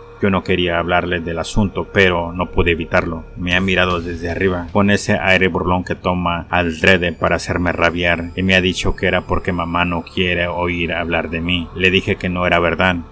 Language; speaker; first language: Spanish; native; Spanish